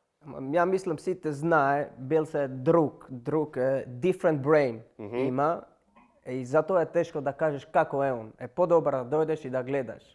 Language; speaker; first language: Macedonian; non-native, learner; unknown